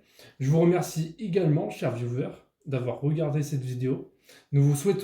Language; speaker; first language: French; native; French